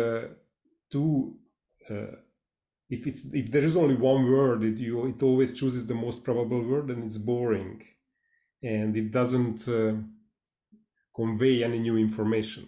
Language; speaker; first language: English; non-native, fluent; Hungarian